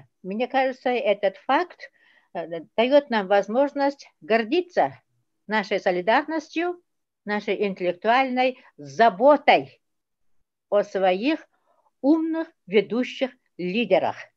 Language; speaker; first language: Russian; non-native, local second language; Yakut